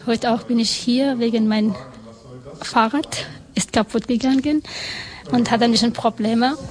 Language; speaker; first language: German; non-native, learner; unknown